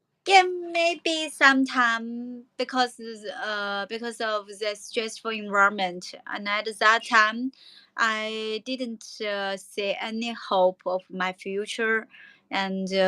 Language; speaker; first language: English; non-native, learner; Chinese